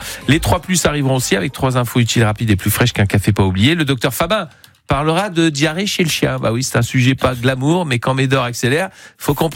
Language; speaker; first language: French; native; French